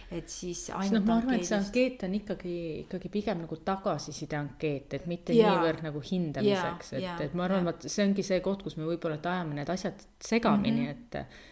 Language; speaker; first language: Estonian; native; Estonian